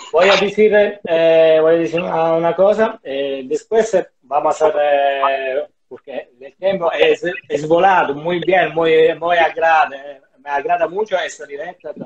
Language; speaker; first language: Spanish; non-native, learner; Italian